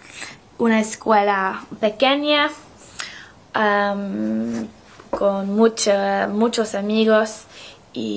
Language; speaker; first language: Spanish; non-native, learner; English